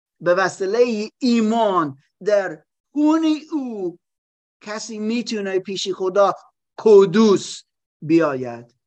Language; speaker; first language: Persian; non-native, learner; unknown